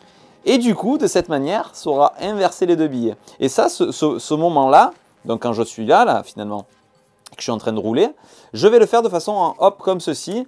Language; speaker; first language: French; native; French